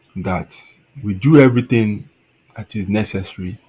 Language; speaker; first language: English; non-native, local second language; Yoruba